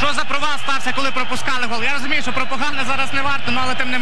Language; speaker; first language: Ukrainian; native; Ukrainian